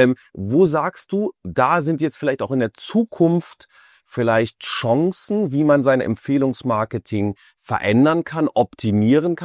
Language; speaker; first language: German; native; German